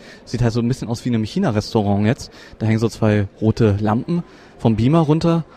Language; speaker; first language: German; native; German